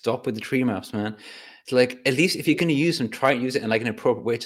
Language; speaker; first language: English; native; English